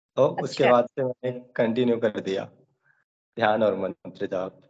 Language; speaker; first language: Hindi; native; Hindi